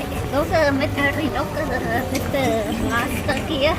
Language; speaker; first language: Dutch; non-native, learner; Thai